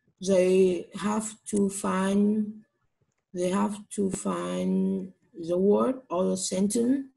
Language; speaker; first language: English; non-native, learner; Vietnamese